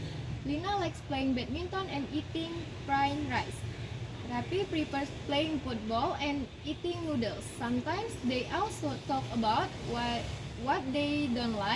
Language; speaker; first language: English; non-native, learner; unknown